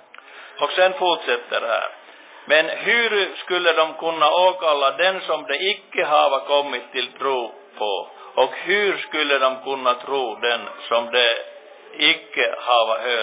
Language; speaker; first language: Swedish; non-native, local second language; Finnish